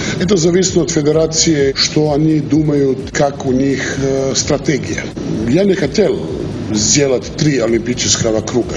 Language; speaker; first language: Russian; non-native, learner; Serbian